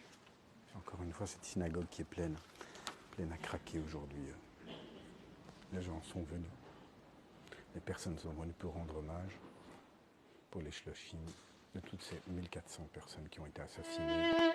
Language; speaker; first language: French; native; French